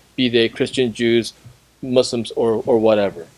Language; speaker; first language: English; native; English